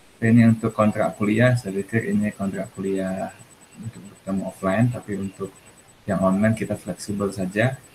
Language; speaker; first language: Indonesian; native; Indonesian